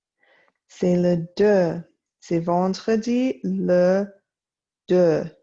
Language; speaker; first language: French; non-native, fluent; English